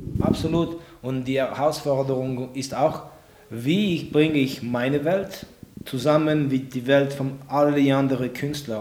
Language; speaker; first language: German; non-native, local second language; French